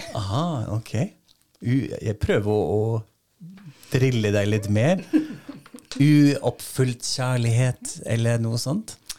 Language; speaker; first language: Norwegian; non-native, fluent; German